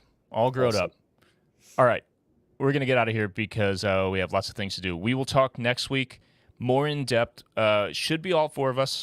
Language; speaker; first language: English; native; English